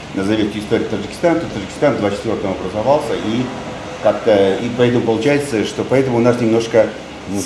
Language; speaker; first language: Russian; non-native, local second language; Tajik